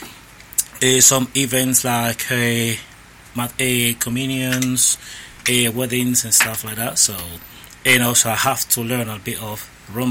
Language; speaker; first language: English; non-native, learner; Spanish